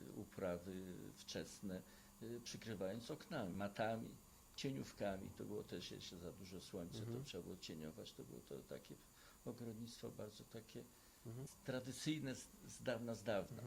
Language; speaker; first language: Polish; native; Polish